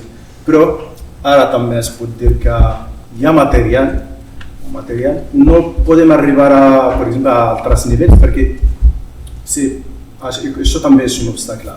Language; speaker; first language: Catalan; non-native, fluent; Berber languages